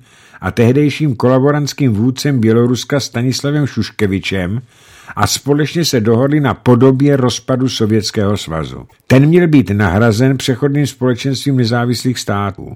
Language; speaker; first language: Czech; native; Czech